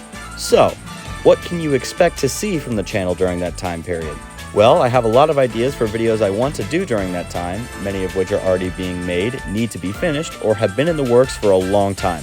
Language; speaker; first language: English; native; English